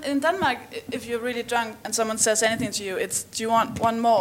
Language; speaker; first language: English; non-native, fluent; Danish